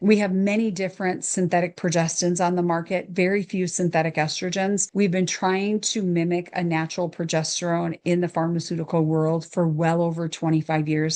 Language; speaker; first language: English; native; English